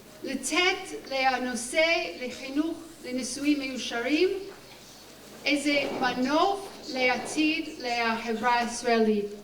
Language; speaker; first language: Hebrew; non-native, fluent; English